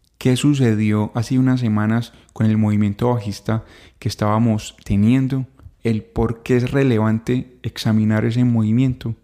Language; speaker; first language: Spanish; native; Spanish